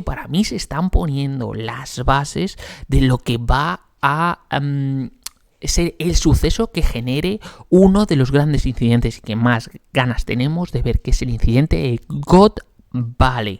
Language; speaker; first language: Spanish; native; Spanish